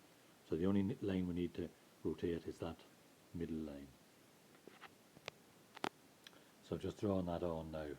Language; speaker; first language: English; native; English